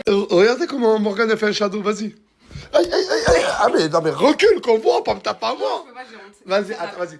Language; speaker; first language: French; native; French